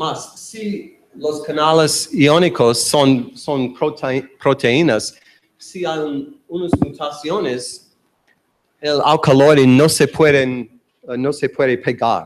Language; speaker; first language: Spanish; non-native, learner; English